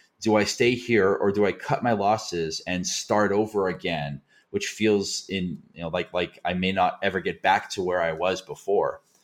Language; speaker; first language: English; native; English